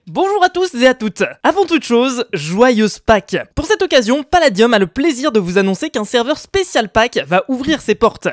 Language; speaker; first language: French; native; French